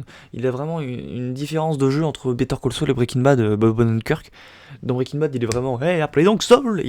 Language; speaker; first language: French; native; French